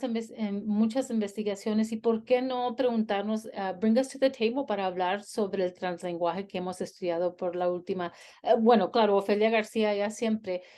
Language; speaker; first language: Spanish; early bilingual, heritage; Spanish